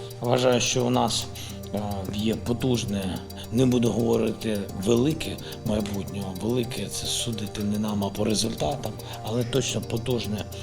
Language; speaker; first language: Ukrainian; non-native, local second language; Russian